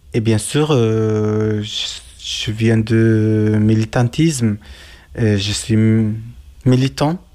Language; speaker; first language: French; non-native, learner; Turkish